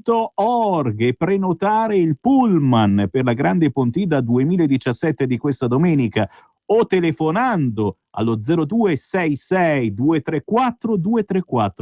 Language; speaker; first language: Italian; native; Italian